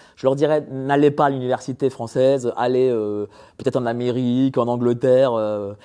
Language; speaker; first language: French; early bilingual, other home language; Polish